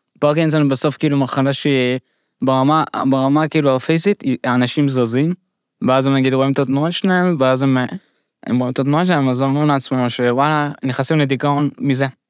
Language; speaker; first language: Hebrew; early bilingual, other home language; Russian